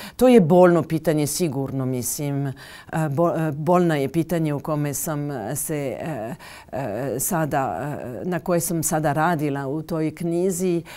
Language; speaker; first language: Bosnian; non-native, fluent; French